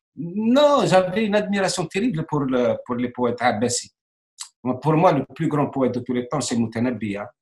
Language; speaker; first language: French; non-native, local second language; Arabic